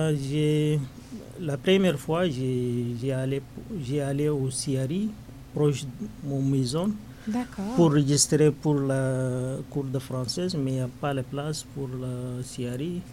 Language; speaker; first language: French; non-native, learner; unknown